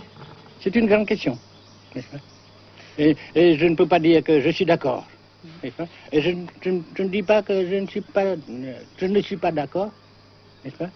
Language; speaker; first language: French; non-native, local second language; Vietnamese